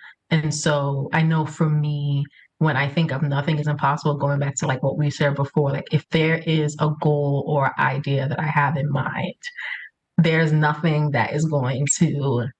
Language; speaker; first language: English; early bilingual, other home language; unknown